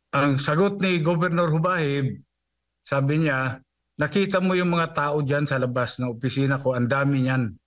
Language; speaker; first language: Filipino; non-native, local second language; Cebuano